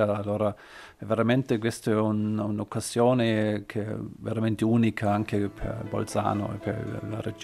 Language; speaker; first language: Italian; non-native, learner; German